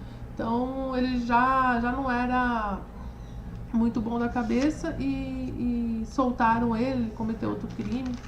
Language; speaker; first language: Portuguese; native; Portuguese